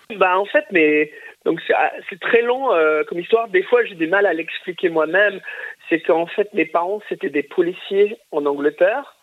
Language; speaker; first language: French; early bilingual, other home language; English